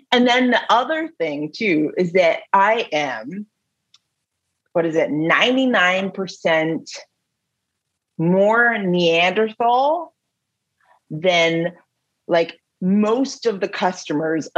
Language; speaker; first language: English; native; English